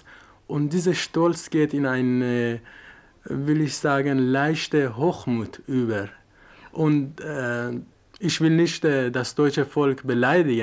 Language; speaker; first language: German; non-native, learner; Persian